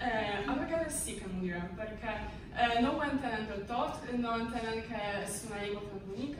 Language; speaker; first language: Catalan; non-native, fluent; Polish